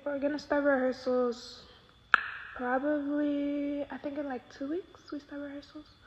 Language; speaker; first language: English; early bilingual, other home language; Spanish